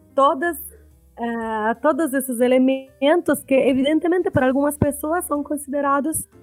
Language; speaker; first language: Portuguese; non-native, fluent; Italian